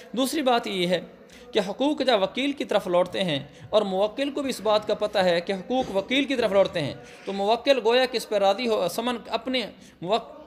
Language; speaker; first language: Urdu; native; Urdu